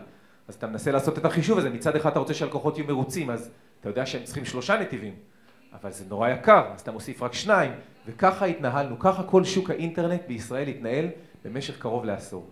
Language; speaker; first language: Hebrew; native; Hebrew